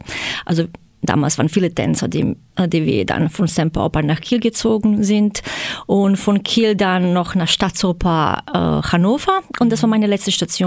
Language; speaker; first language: German; non-native, fluent; Croatian